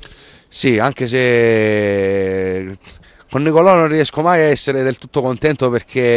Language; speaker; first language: Italian; native; Italian